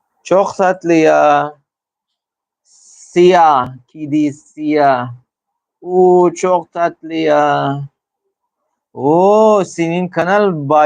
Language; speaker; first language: Turkish; non-native, learner; Filipino